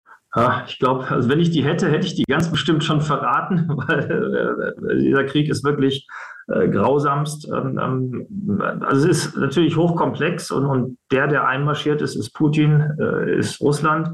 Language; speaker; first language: German; native; German